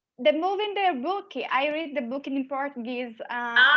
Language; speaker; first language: English; non-native, learner; Portuguese